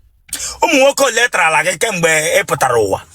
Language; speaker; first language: Igbo; native; Igbo